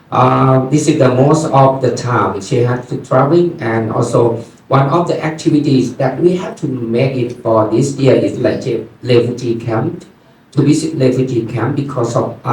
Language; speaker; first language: English; non-native, learner; Thai